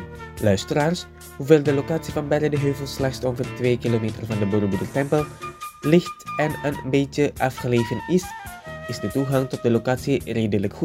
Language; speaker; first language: Dutch; non-native, fluent; Indonesian